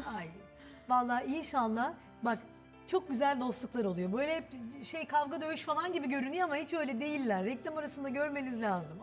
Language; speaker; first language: Turkish; native; Turkish